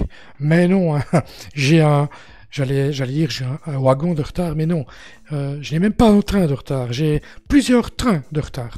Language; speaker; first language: French; native; French